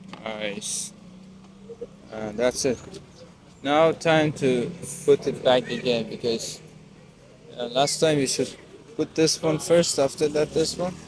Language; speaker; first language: English; non-native, learner; Persian